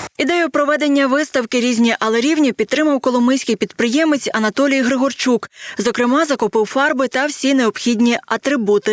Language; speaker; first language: Ukrainian; native; Ukrainian